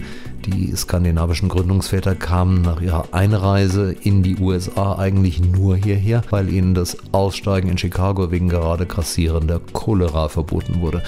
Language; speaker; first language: German; native; German